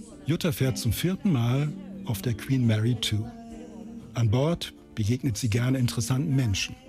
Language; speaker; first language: German; native; German